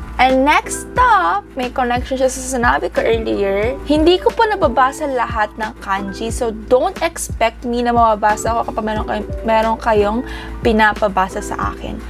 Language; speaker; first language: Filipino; early bilingual, heritage; Japanese